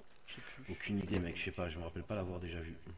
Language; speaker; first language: French; native; French